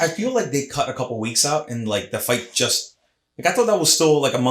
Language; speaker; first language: English; native; English